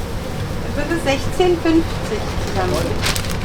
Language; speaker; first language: German; native; German